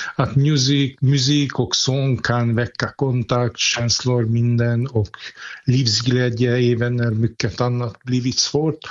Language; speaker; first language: Swedish; non-native, fluent; Hungarian